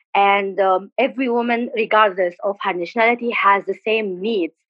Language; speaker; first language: English; non-native, fluent; Arabic